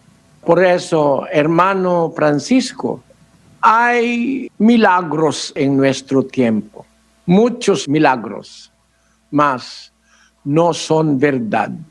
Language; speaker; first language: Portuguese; non-native, learner; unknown